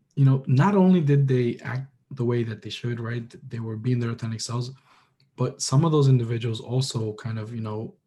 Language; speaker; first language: English; early bilingual, other home language; Spanish